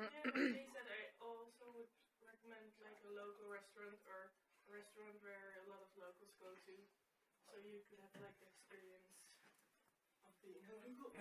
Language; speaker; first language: English; non-native, fluent; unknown